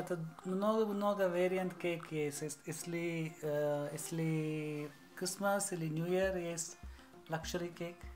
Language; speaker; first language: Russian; non-native, learner; Malayalam